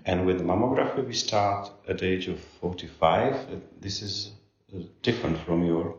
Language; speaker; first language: English; non-native, fluent; Czech